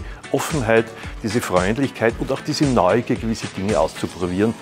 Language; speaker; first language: German; native; German